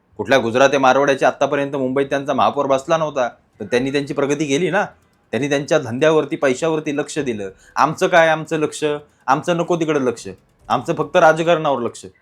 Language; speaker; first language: Marathi; native; Marathi